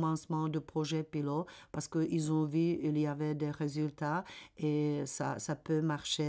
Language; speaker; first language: French; non-native, fluent; Czech